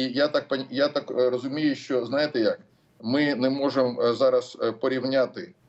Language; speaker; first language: Ukrainian; non-native, local second language; Russian